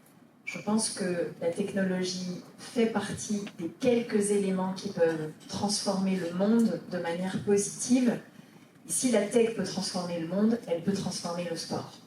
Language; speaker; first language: French; native; French